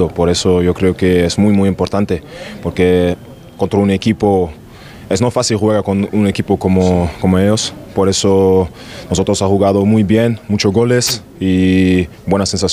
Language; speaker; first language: Spanish; non-native, learner; German